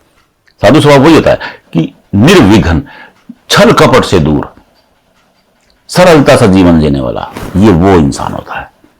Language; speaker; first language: Hindi; native; Hindi